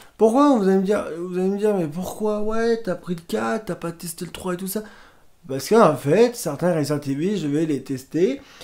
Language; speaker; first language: French; native; French